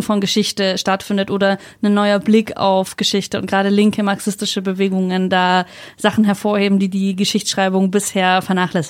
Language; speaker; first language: German; native; German